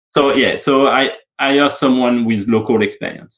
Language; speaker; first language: English; non-native, fluent; French